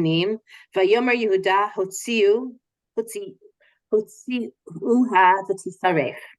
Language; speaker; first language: Hebrew; non-native, learner; English